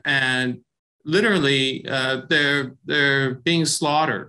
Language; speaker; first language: English; early bilingual, other home language; Persian